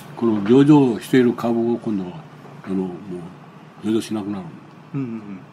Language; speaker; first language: Japanese; non-native, local second language; Chinese